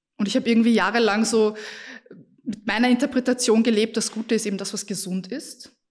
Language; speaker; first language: German; early bilingual, other home language; Bosnian